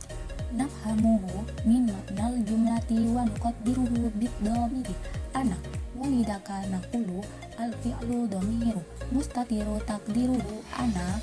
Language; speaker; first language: Arabic; non-native, learner; Indonesian